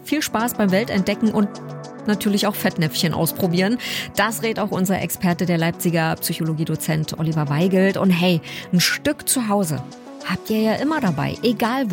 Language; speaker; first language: German; native; German